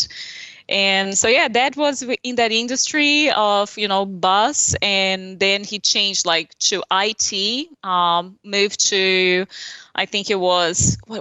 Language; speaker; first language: English; non-native, fluent; Portuguese